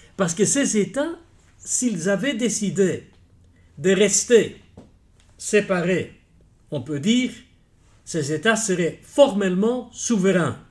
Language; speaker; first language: French; non-native, local second language; Dutch